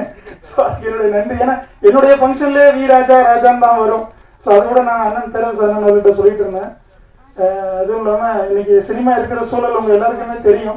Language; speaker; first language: Tamil; native; Tamil